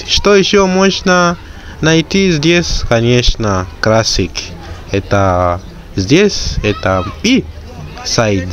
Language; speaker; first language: Russian; non-native, learner; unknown